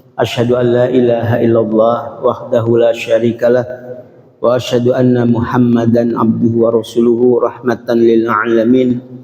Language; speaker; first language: Indonesian; native; Indonesian